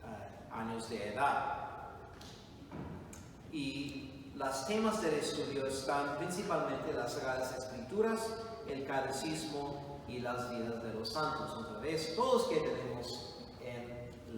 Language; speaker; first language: Spanish; non-native, fluent; English